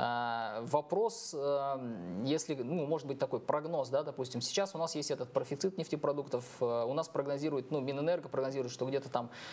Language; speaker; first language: Russian; native; Russian